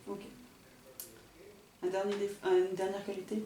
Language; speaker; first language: French; native; French